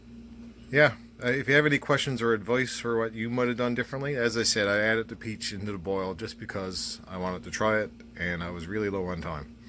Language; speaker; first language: English; native; English